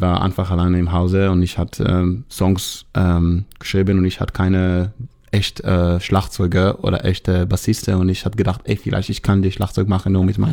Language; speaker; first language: German; non-native, fluent; Hebrew